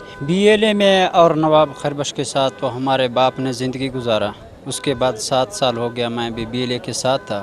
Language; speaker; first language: Hindi; non-native, local second language; Baluchi